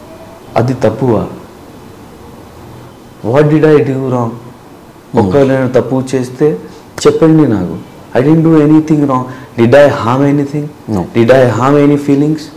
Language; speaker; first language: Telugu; non-native, learner; Hindi